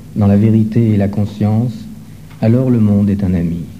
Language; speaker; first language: French; native; French